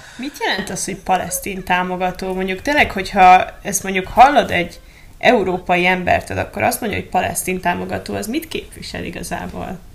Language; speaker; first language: Hungarian; native; Hungarian